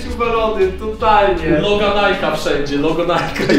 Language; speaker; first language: Polish; native; Polish